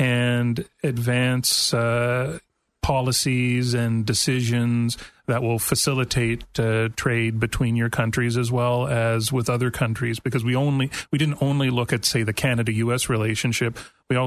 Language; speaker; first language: English; native; English